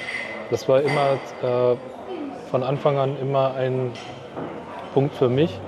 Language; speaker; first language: German; early bilingual, other home language; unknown